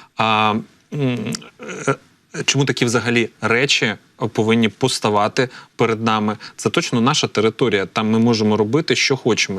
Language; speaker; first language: Ukrainian; native; Ukrainian